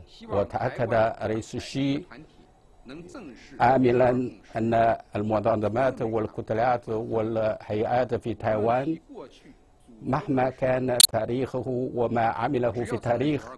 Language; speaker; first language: Arabic; non-native, fluent; Chinese